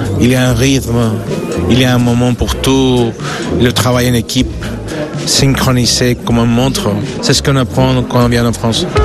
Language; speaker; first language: French; non-native, fluent; Spanish